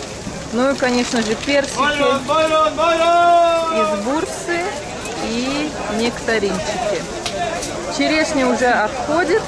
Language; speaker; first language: Russian; native; Russian